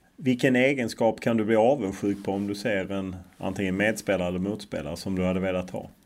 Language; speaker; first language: Swedish; native; Swedish